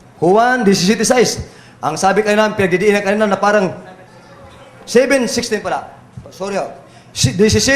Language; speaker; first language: Filipino; native; Filipino